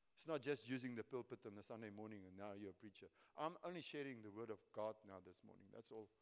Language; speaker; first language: English; non-native, local second language; Afrikaans